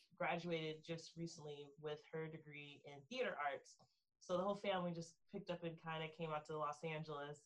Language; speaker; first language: English; native; English